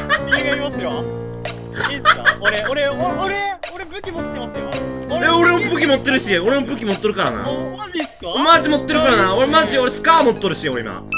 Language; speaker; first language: Japanese; native; Japanese